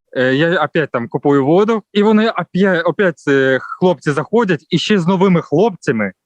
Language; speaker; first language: Ukrainian; non-native, local second language; Russian